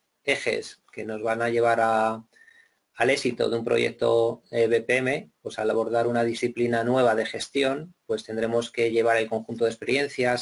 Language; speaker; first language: Spanish; native; Spanish